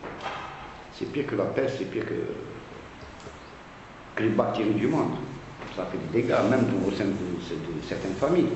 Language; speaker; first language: French; non-native, local second language; Arabic